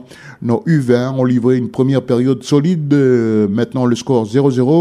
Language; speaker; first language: French; native; French